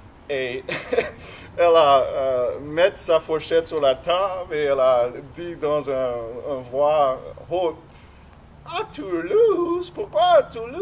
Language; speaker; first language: French; non-native, local second language; English